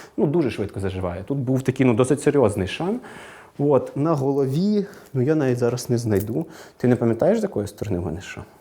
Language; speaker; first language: Ukrainian; non-native, local second language; Russian